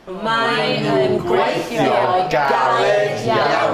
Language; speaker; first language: Welsh; non-native, learner; English